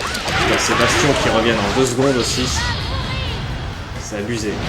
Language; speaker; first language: French; native; French